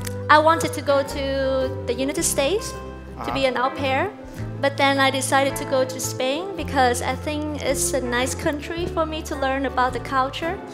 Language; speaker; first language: English; non-native, fluent; Vietnamese